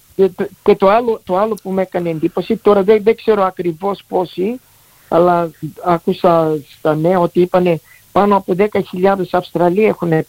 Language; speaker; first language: Greek; early bilingual, heritage; Greek